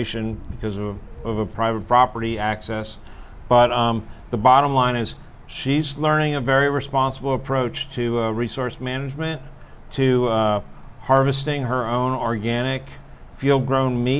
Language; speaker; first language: English; native; English